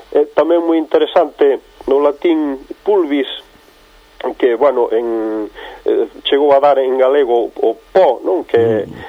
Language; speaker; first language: Galician; native; Galician